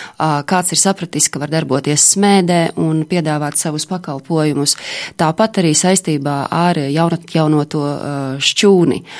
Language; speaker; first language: Latvian; native; Latvian